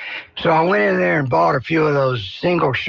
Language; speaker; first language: English; native; English